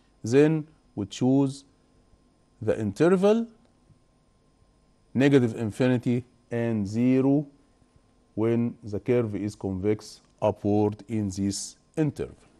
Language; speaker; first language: English; non-native, fluent; Arabic